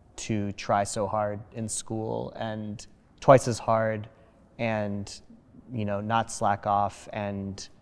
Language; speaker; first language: English; early bilingual, other home language; Spanish